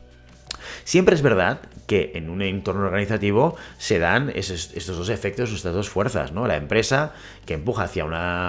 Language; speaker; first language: Spanish; native; Spanish